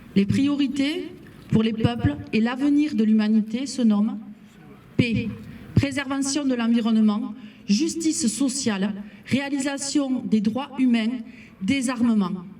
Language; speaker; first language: French; native; French